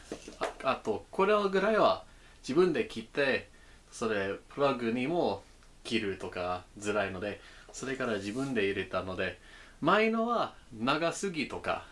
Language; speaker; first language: Japanese; non-native, learner; English